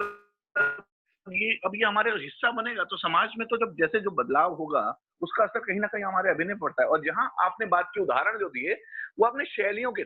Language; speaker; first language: Hindi; native; Hindi